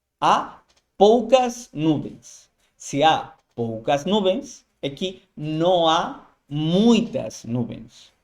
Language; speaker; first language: Portuguese; non-native, fluent; Spanish